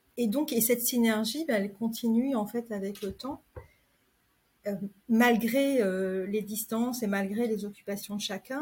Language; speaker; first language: French; native; French